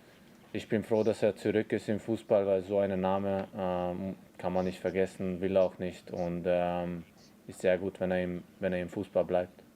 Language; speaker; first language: German; non-native, fluent; Hungarian